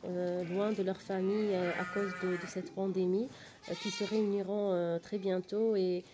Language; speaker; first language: French; non-native, local second language; Arabic